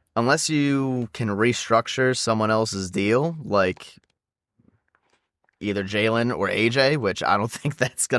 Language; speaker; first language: English; native; English